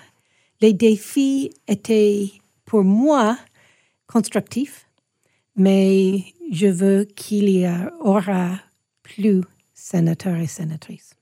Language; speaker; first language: French; non-native, fluent; English